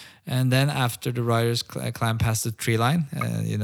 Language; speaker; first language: English; non-native, fluent; Norwegian